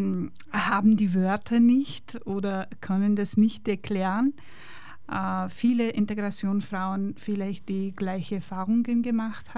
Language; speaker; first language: German; non-native, learner; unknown